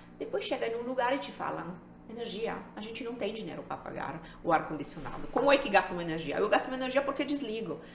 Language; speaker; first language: Portuguese; non-native, fluent; Italian